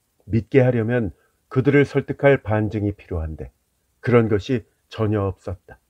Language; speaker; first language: Korean; native; Korean